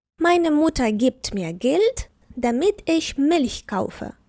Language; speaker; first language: German; non-native, fluent; Ukrainian